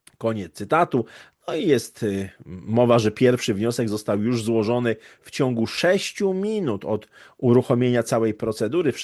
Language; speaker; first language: Polish; native; Polish